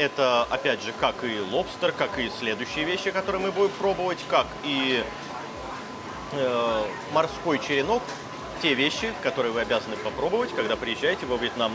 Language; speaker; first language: Russian; native; Russian